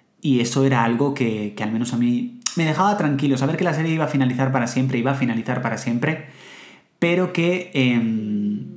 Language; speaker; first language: Spanish; native; Spanish